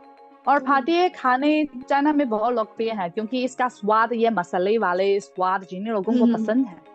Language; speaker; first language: Hindi; non-native, fluent; Chinese